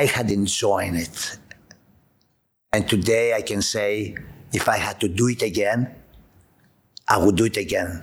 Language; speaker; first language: English; non-native, fluent; Greek